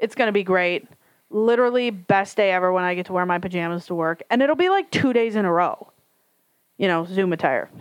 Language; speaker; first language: English; native; English